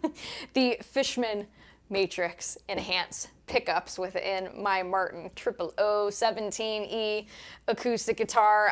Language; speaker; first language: English; native; English